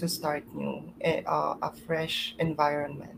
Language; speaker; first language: English; non-native, local second language; Iloko